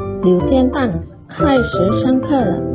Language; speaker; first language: Chinese; non-native, learner; Indonesian